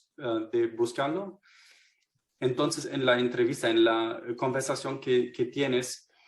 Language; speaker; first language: Spanish; non-native, fluent; German